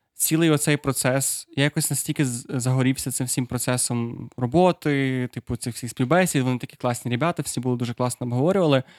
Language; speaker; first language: Ukrainian; non-native, local second language; Russian